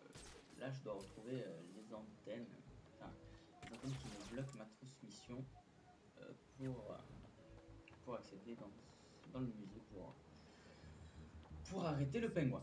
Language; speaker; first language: French; native; French